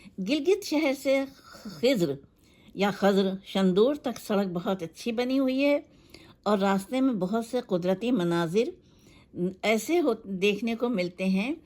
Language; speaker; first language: Urdu; native; Urdu